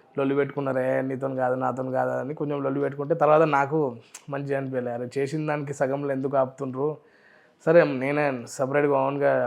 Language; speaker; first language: Telugu; non-native, local second language; Urdu